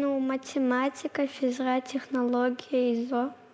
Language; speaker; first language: Russian; early bilingual, heritage; Russian